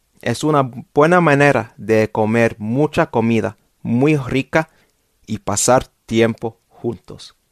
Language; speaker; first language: Spanish; non-native, fluent; English